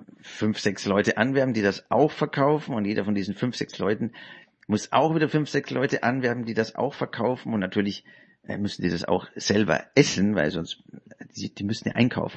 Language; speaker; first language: German; native; German